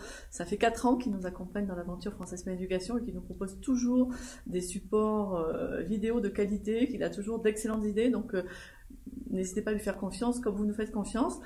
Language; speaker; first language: French; native; French